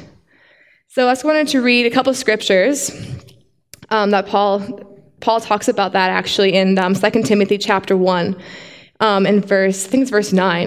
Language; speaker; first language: English; native; English